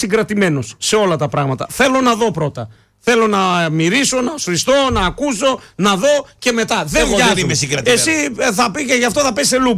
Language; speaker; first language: Greek; native; Greek